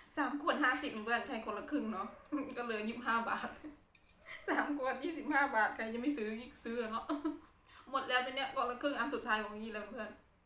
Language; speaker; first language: Thai; non-native, local second language; Khmer